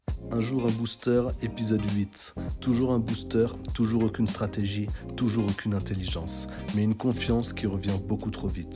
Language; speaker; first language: French; native; French